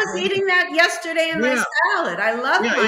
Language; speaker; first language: English; native; English